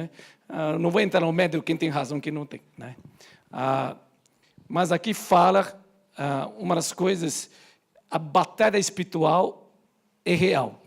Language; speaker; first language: Portuguese; native; Portuguese